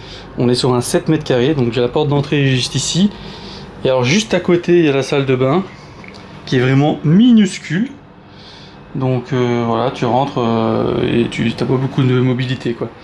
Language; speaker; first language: French; native; French